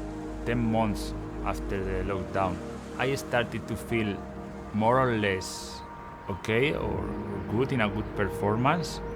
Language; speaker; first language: English; non-native, fluent; Spanish